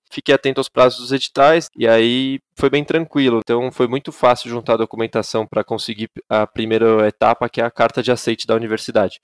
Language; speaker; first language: Portuguese; native; Portuguese